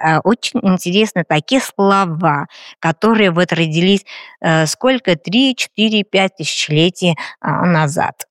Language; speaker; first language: Russian; non-native, fluent; Armenian